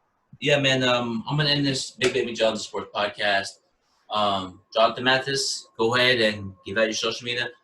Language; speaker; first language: English; native; English